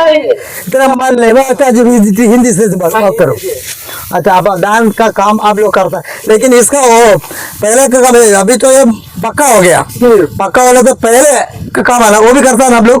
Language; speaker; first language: Hindi; non-native, local second language; Malayalam